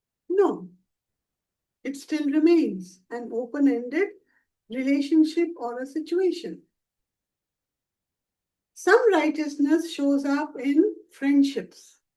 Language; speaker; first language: English; non-native, local second language; Hindi